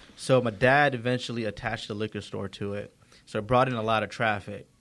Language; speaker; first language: English; early bilingual, other home language; Hindi